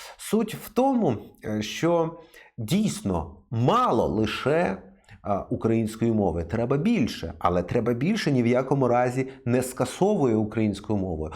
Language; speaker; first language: Ukrainian; native; Ukrainian